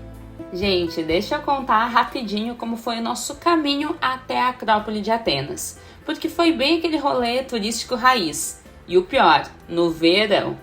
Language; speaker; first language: Portuguese; native; Portuguese